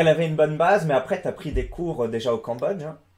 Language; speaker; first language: French; native; French